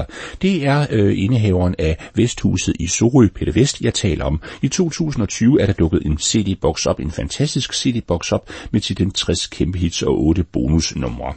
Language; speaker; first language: Danish; native; Danish